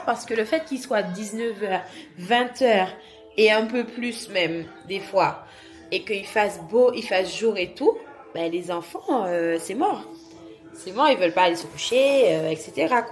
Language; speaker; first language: French; native; French